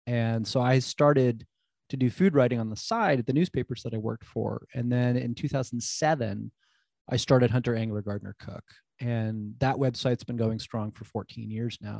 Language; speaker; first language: English; native; English